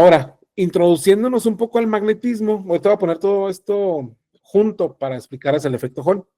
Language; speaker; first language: Spanish; native; Spanish